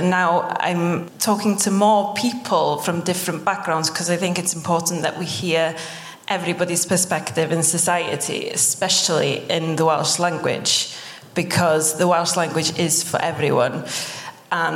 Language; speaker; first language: English; non-native, local second language; Welsh